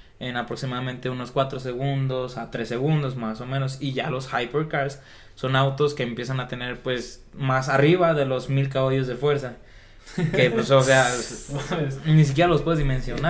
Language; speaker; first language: Spanish; native; Spanish